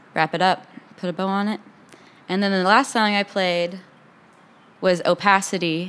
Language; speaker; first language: English; native; English